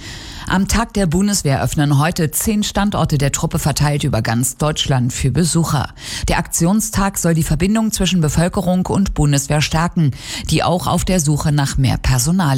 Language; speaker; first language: German; native; German